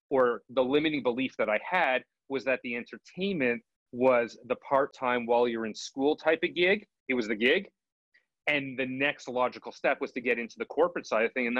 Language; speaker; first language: English; native; English